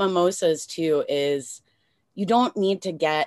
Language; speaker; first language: English; native; English